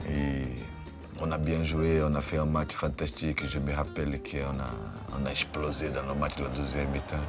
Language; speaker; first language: French; non-native, fluent; Portuguese